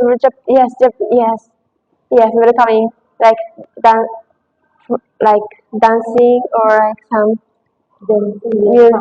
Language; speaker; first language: English; non-native, learner; Japanese